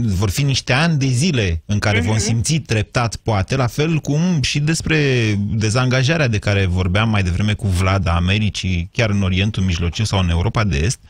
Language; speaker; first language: Romanian; native; Romanian